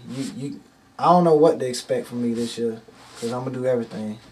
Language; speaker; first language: English; native; English